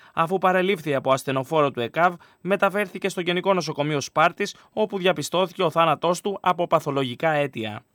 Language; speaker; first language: Greek; native; Greek